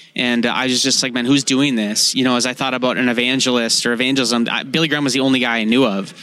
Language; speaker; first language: English; native; English